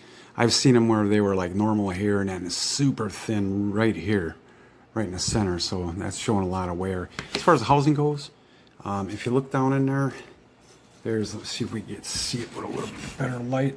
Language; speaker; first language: English; native; English